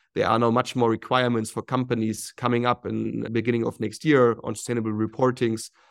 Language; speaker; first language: English; non-native, fluent; German